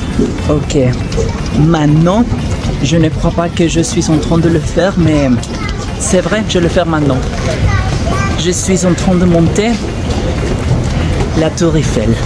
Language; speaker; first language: French; non-native, fluent; Spanish